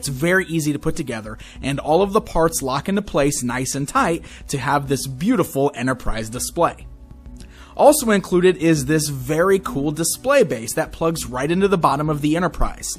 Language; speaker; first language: English; native; English